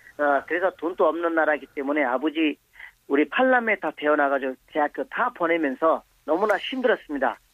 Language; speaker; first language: Korean; non-native, fluent; Bangla